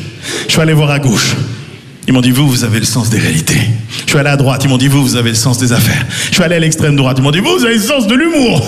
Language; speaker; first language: French; native; French